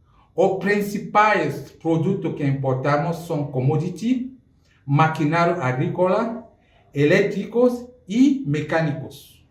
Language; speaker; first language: Portuguese; non-native, fluent; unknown